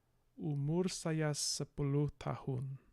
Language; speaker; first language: Indonesian; non-native, learner; English